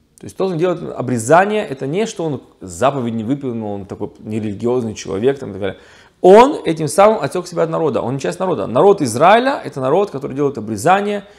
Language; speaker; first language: Russian; early bilingual, heritage; Russian